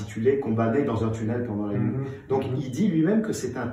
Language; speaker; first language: French; native; French